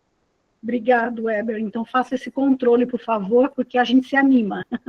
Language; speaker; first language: Portuguese; native; Portuguese